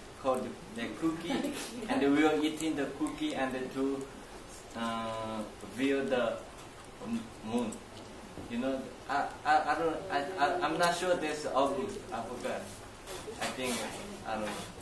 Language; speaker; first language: English; non-native, learner; Chinese